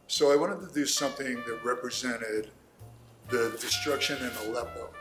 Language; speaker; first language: English; native; English